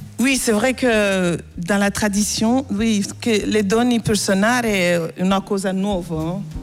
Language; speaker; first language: Italian; non-native, learner; Bambara